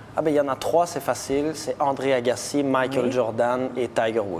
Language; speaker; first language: French; native; French